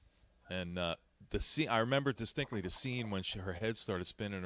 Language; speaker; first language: English; native; English